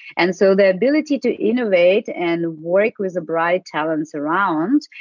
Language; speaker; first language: English; non-native, fluent; Ukrainian